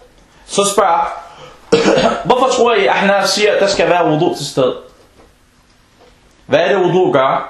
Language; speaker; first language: Danish; early bilingual, other home language; Arabic